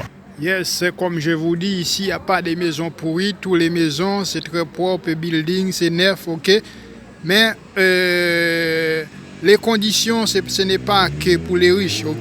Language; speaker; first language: French; non-native, local second language; Haitian Creole